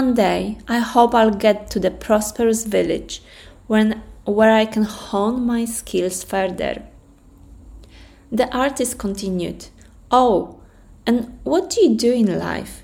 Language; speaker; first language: English; non-native, fluent; Polish